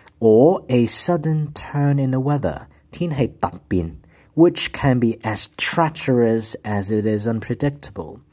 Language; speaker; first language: English; non-native, local second language; Cantonese